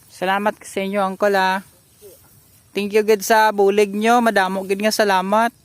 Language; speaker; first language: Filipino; non-native, local second language; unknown